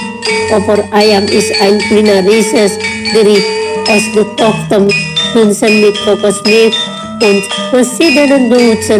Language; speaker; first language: German; non-native, fluent; Indonesian